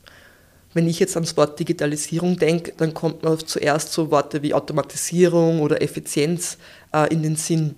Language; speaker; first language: German; native; German